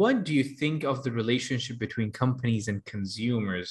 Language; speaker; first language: English; non-native, fluent; Arabic